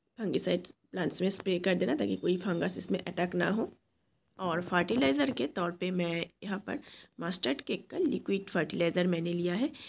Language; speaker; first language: Hindi; non-native, local second language; Bangla